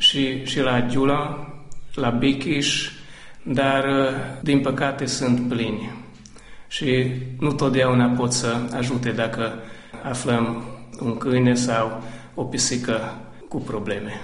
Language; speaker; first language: Romanian; non-native, local second language; Hungarian